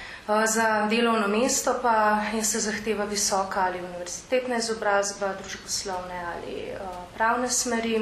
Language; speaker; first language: Slovenian; native; Slovenian